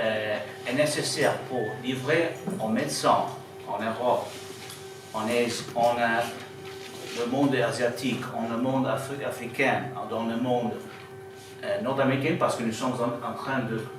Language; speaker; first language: French; non-native, fluent; Italian